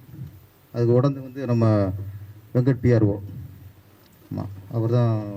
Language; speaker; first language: Tamil; native; Tamil